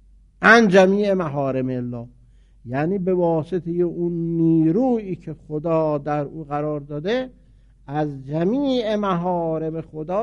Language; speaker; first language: Persian; native; Persian